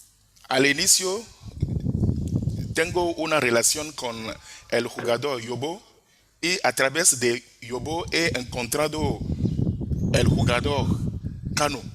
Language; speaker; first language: Spanish; non-native, fluent; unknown